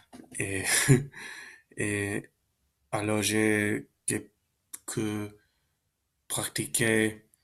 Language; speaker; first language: French; non-native, learner; Spanish